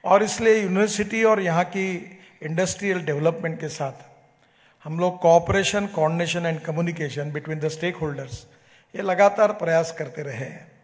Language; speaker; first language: Hindi; non-native, local second language; Marathi